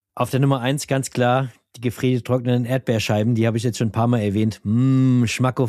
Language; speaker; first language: German; native; German